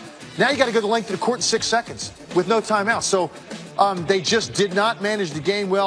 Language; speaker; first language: English; native; English